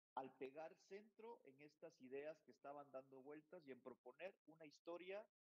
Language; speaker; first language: Spanish; native; Spanish